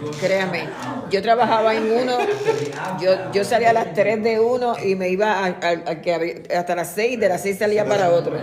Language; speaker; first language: Spanish; native; Spanish